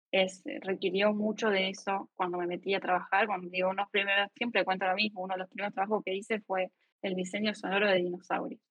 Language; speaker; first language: Spanish; native; Spanish